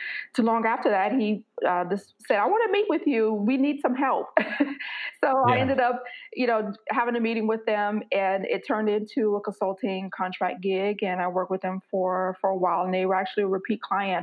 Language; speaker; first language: English; native; English